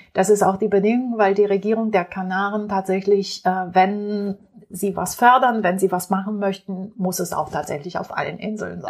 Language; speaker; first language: German; non-native, fluent; Romanian